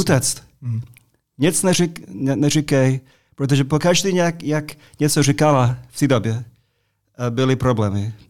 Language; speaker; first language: Czech; non-native, fluent; English